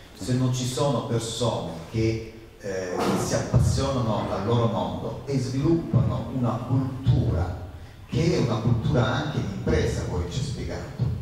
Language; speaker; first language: Italian; native; Italian